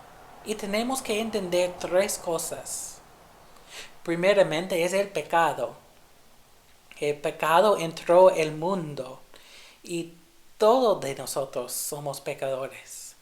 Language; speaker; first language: Spanish; non-native, fluent; English